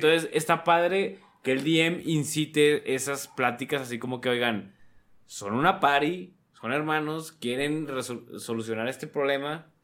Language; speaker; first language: Spanish; native; Spanish